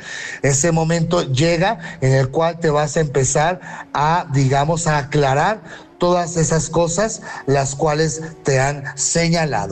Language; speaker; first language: Spanish; native; Spanish